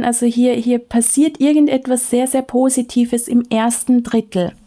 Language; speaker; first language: German; native; German